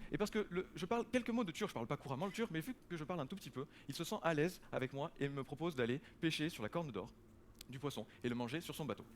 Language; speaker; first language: French; native; French